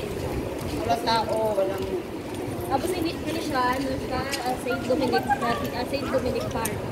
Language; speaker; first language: Filipino; non-native, local second language; Cebuano